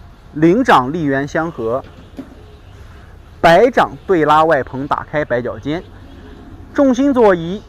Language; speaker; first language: Chinese; native; Chinese